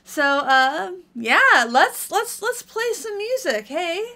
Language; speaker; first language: English; native; English